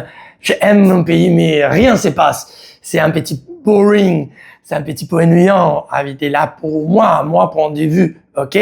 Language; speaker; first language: French; non-native, learner; Spanish